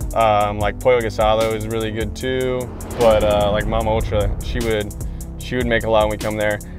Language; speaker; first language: English; native; English